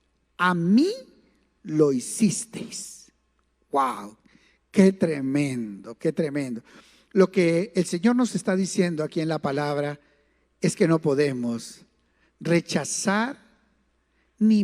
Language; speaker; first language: Spanish; native; Spanish